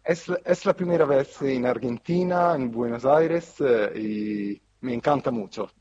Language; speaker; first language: Spanish; non-native, fluent; Italian